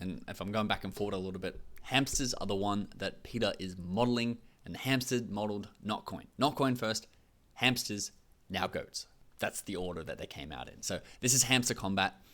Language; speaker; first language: English; native; English